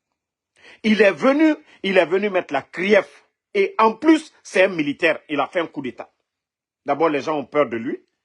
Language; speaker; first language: French; non-native, local second language; Mandingo